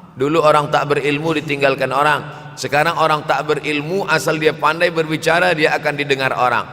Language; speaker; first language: Malay; native; Malay